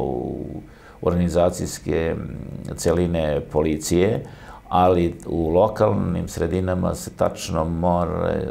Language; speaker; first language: Croatian; native; Croatian